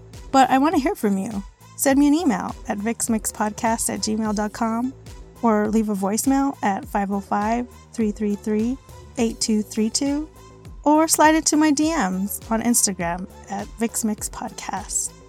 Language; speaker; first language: English; native; English